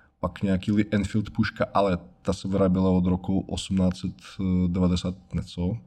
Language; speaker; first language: Czech; non-native, fluent; Russian